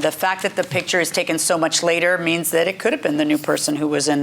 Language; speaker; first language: English; native; English